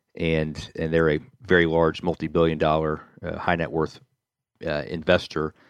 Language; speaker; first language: English; native; English